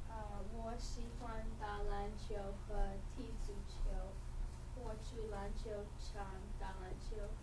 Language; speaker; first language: Chinese; non-native, learner; English